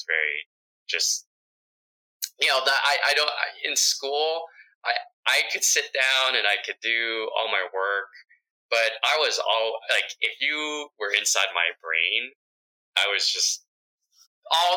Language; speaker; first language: English; early bilingual, other home language; Vietnamese